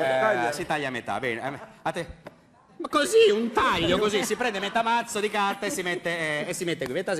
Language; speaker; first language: Italian; native; Italian